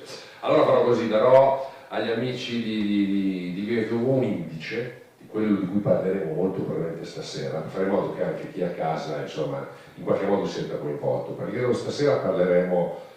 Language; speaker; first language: Italian; native; Italian